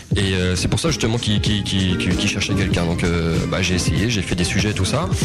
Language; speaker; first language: French; native; French